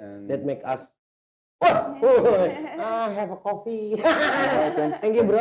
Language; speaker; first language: English; non-native, learner; Indonesian